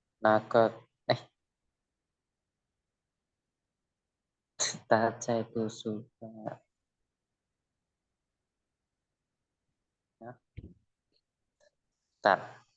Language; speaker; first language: Chinese; non-native, learner; Indonesian